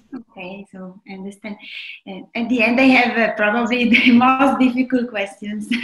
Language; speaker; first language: English; non-native, fluent; Italian